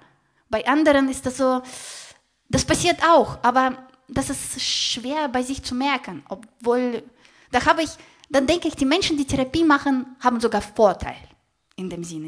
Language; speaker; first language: German; non-native, fluent; Russian